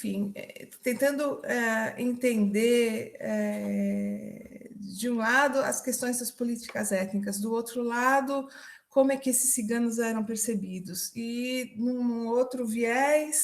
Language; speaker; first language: Portuguese; native; Portuguese